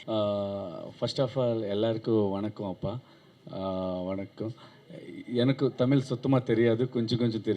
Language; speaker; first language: Tamil; non-native, learner; Telugu